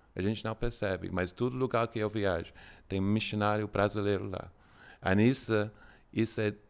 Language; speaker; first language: Portuguese; non-native, fluent; English